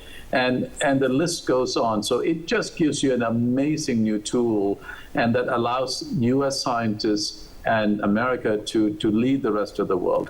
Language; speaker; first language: English; non-native, local second language; Malayalam